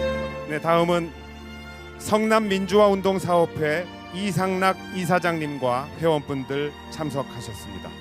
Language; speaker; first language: Korean; native; Korean